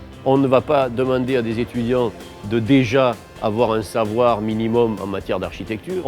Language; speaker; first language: French; native; French